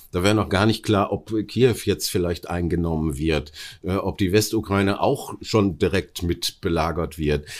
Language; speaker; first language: German; native; German